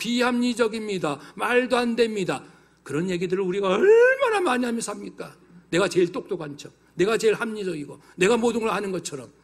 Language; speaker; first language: Korean; native; Korean